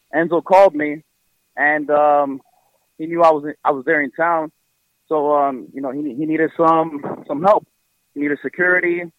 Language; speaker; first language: English; early bilingual, other home language; Spanish